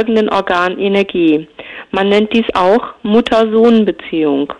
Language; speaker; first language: German; native; German